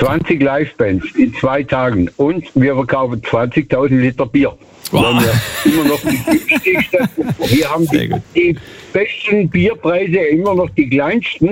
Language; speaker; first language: German; native; German